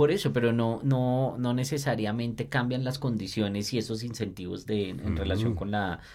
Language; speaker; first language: Spanish; native; Spanish